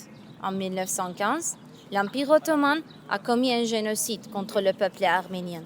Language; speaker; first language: French; non-native, fluent; Armenian